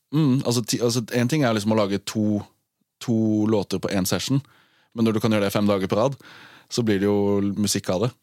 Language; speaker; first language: Norwegian; native; Norwegian